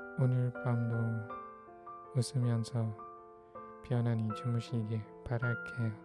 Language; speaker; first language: Korean; non-native, fluent; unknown